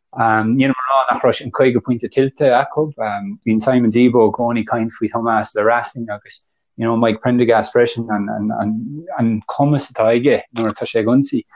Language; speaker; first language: Irish; native; Irish